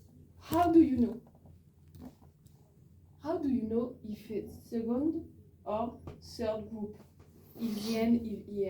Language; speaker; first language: English; non-native, learner; French